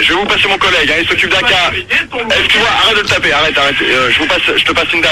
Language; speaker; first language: French; native; French